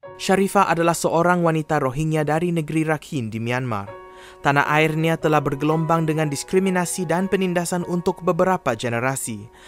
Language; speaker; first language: Malay; native; Malay